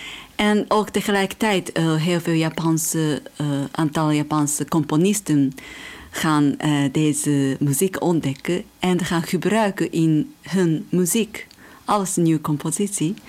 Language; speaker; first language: Dutch; non-native, fluent; Japanese